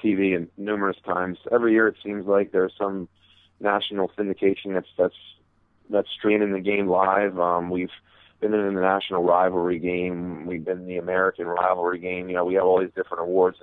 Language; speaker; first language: English; native; English